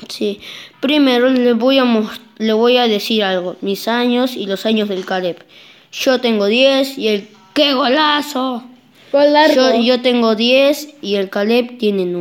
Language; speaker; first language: Spanish; native; Spanish